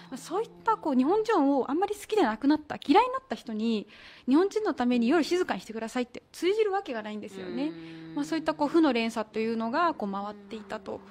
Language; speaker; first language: Japanese; native; Japanese